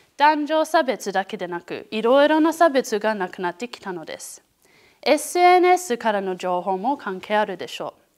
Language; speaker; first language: Japanese; non-native, learner; English